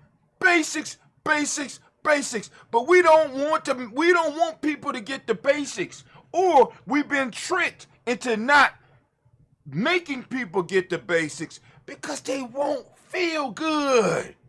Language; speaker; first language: English; native; English